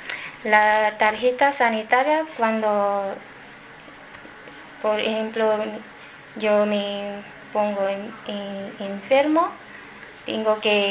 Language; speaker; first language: Spanish; non-native, learner; Filipino